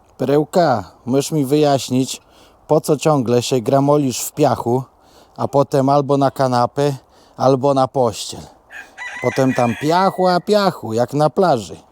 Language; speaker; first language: Polish; native; Polish